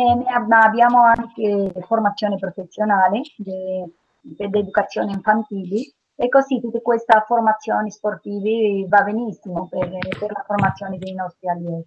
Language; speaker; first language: Italian; non-native, learner; Spanish